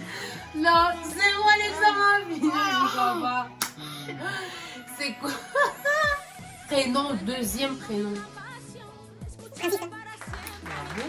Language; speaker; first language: French; native; French